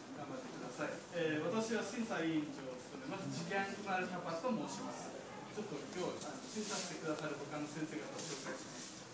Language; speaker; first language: Japanese; non-native, fluent; Nepali